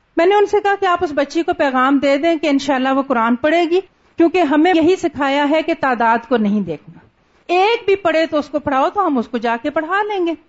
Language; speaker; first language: Urdu; native; Urdu